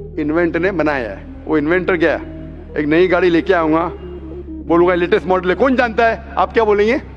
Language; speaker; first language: Hindi; non-native, local second language; Konkani